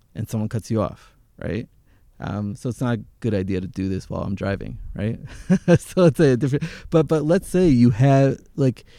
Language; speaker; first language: English; early bilingual, other home language; Hebrew